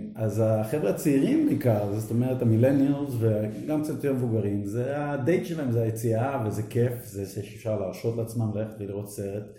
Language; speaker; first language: Hebrew; native; Hebrew